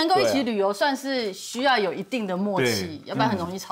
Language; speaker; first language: Chinese; native; Chinese